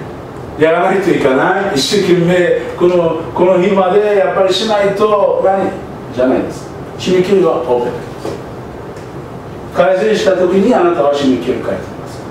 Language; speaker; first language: Japanese; non-native, learner; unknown